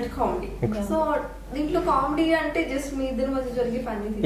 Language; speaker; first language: Telugu; native; Telugu